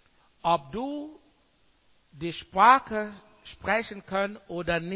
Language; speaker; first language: German; non-native, learner; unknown